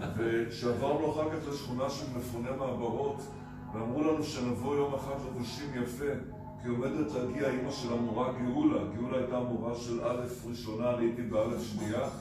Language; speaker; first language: Hebrew; early bilingual, other home language; Arabic